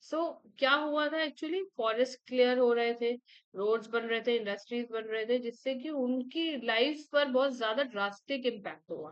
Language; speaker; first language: Hindi; native; Hindi